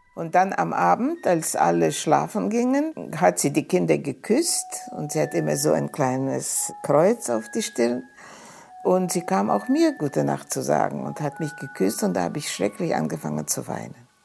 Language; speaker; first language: German; non-native, fluent; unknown